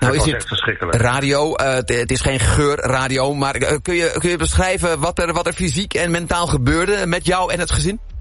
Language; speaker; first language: Dutch; native; Dutch